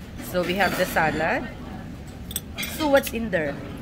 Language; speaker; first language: English; non-native, local second language; Filipino